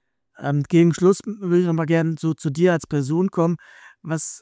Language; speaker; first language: German; native; German